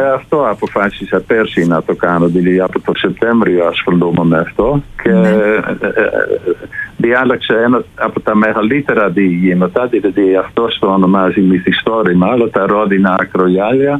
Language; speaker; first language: Greek; non-native, fluent; Dutch